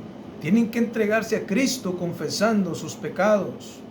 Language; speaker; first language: Spanish; native; Spanish